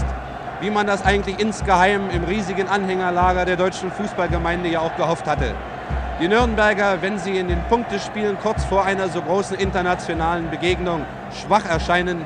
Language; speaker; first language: German; native; German